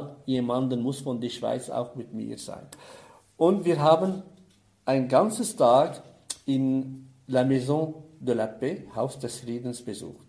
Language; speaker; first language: German; non-native, fluent; Arabic